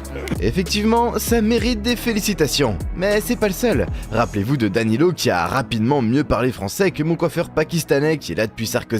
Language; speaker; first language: French; native; French